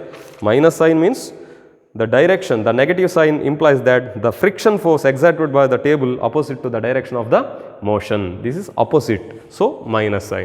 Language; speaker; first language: English; non-native, local second language; Kannada